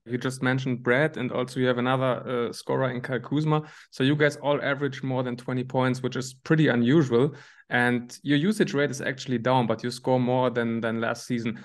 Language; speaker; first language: English; non-native, fluent; German